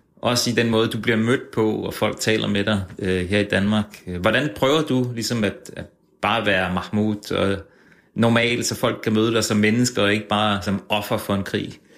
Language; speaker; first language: Danish; native; Danish